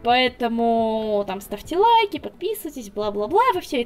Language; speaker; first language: Russian; native; Russian